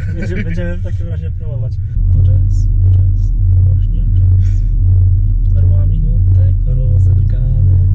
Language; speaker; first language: Polish; native; Polish